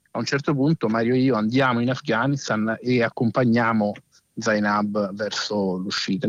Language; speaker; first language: Italian; native; Italian